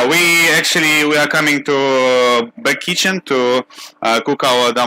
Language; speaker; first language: English; non-native, learner; Russian